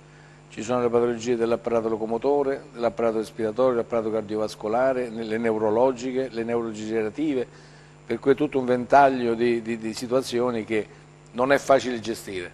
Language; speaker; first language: Italian; native; Italian